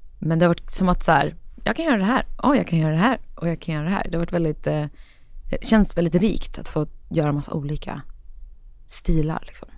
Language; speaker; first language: Swedish; native; Swedish